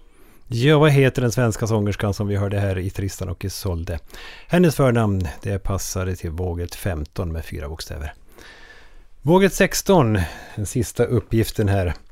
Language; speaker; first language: Swedish; native; Swedish